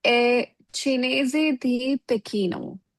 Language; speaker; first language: Italian; non-native, learner; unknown